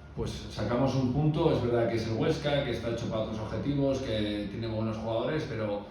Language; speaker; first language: Spanish; non-native, local second language; Basque